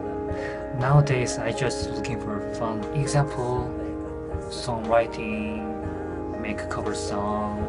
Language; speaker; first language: English; non-native, learner; Korean